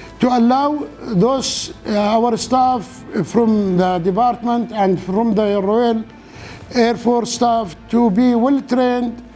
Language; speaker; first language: English; non-native, local second language; Arabic